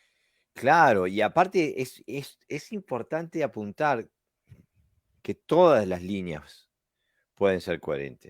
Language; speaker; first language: Spanish; native; Spanish